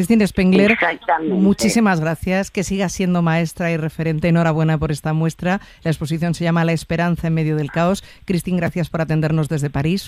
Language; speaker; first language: Spanish; native; Spanish